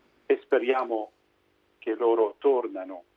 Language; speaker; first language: Italian; non-native, fluent; Arabic